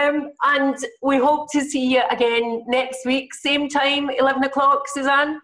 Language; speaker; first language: English; native; English